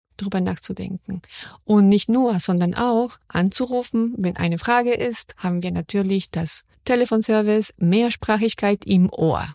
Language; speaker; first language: German; non-native, fluent; Spanish